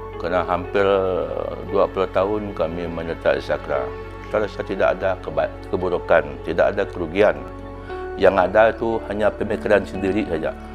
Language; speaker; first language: Malay; non-native, local second language; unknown